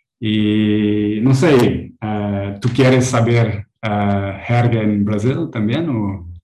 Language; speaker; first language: Spanish; non-native, learner; English